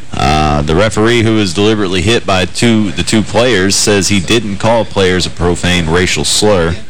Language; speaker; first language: English; native; English